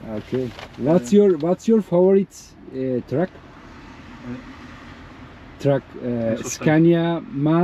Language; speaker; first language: English; non-native, learner; Turkish